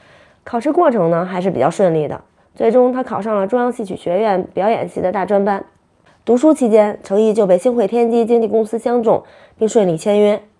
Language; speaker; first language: Chinese; native; Chinese